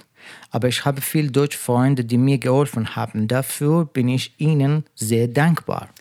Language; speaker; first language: German; non-native, fluent; Persian